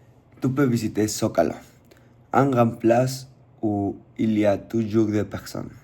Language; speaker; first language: French; non-native, learner; Spanish